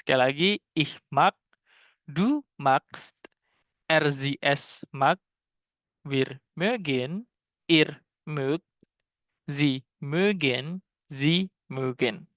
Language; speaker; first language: German; non-native, fluent; Indonesian